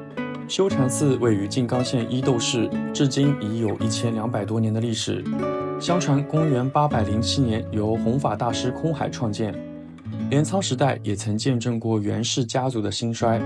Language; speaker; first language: Chinese; native; Chinese